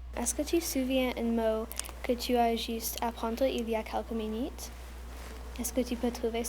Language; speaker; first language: French; non-native, local second language; English